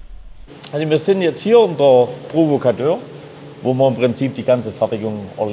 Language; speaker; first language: German; native; German